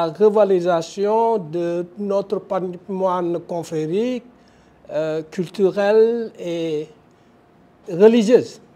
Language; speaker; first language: French; non-native, local second language; Wolof